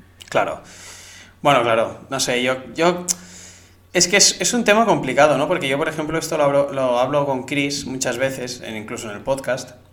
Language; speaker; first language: Spanish; native; Spanish